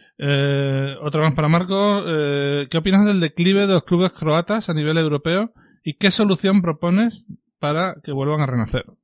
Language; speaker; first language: Spanish; native; Spanish